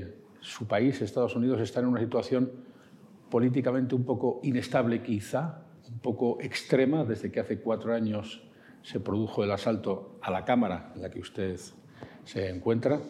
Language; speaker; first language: Spanish; native; Spanish